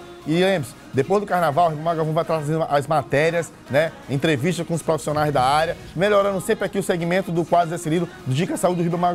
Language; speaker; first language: Portuguese; native; Portuguese